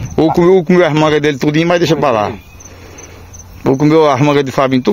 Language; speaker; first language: Portuguese; native; Portuguese